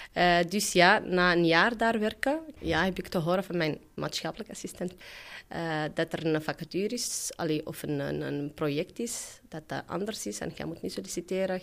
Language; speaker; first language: Dutch; non-native, fluent; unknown